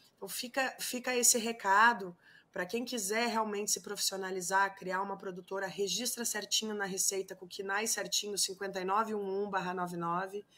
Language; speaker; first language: Portuguese; non-native, fluent; Spanish